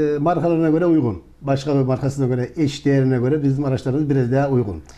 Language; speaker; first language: Turkish; native; Turkish